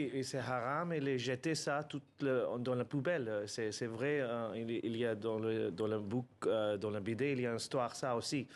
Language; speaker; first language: French; non-native, learner; Urdu